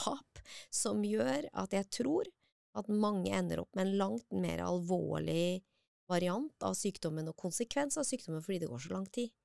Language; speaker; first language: Norwegian; native; Norwegian